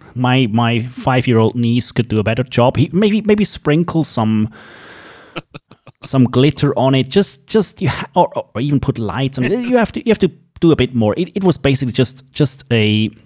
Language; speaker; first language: English; non-native, fluent; German